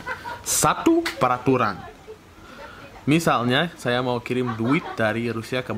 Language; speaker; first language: Indonesian; non-native, fluent; Russian